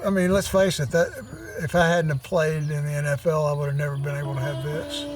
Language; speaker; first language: English; native; English